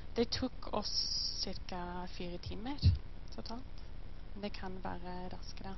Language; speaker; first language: Norwegian; non-native, learner; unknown